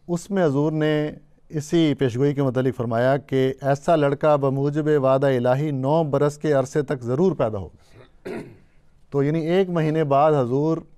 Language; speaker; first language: Urdu; native; Urdu